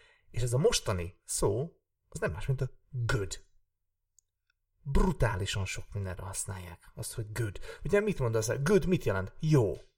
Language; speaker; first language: Hungarian; native; Hungarian